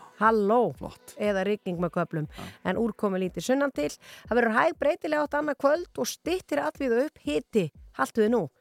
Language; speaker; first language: Icelandic; native; Icelandic